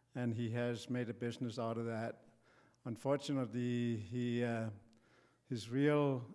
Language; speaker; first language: English; non-native, fluent; Danish